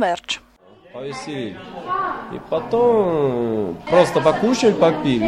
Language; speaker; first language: Russian; non-native, fluent; Chinese